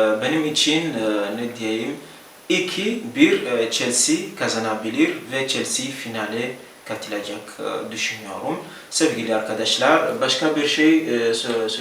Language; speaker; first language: Turkish; non-native, learner; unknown